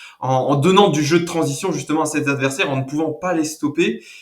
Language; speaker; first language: French; native; French